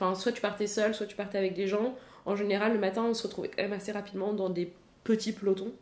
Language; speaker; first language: French; native; French